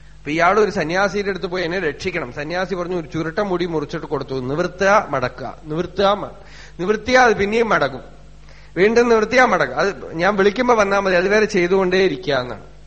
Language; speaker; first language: Malayalam; native; Malayalam